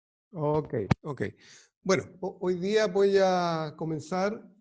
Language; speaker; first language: Spanish; native; Spanish